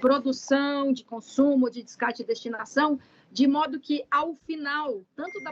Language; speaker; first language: Portuguese; native; Portuguese